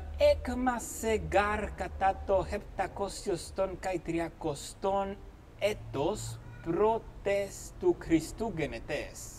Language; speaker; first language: Greek; non-native, fluent; Spanish